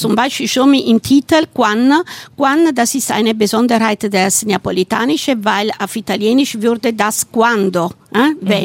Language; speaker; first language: German; non-native, fluent; Italian